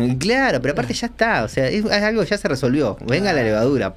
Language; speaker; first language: Spanish; native; Spanish